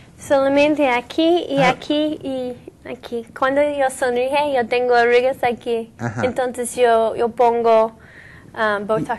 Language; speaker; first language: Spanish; non-native, learner; English